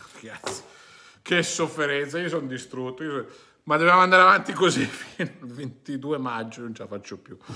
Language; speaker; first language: Italian; native; Italian